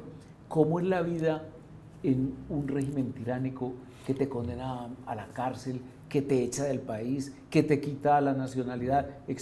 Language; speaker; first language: Spanish; native; Spanish